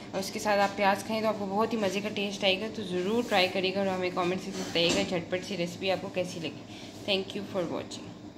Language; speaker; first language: Urdu; native; Urdu